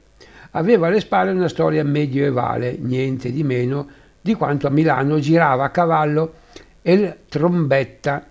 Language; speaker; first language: Italian; native; Italian